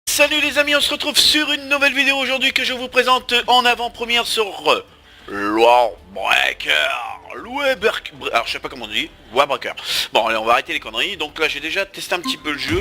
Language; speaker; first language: French; native; French